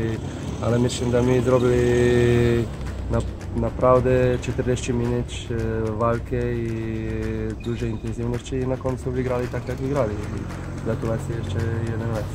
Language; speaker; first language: Polish; non-native, fluent; Slovenian